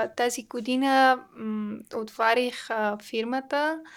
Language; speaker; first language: Bulgarian; non-native, learner; Persian